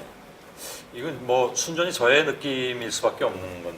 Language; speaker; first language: Korean; native; Korean